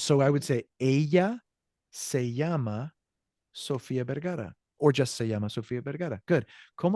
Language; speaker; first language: Spanish; non-native, fluent; English